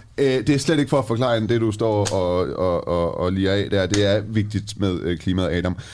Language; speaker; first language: Danish; early bilingual, other home language; Persian